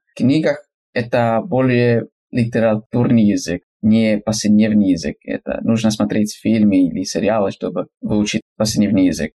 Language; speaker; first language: Russian; non-native, fluent; English